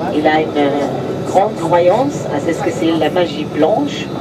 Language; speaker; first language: French; non-native, fluent; Spanish